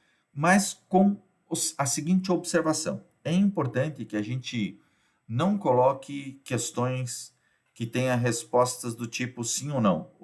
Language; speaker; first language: Portuguese; native; Portuguese